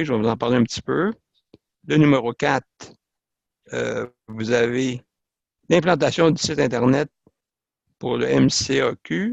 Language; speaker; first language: French; native; French